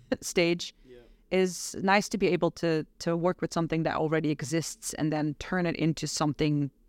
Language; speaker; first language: English; non-native, fluent; Dutch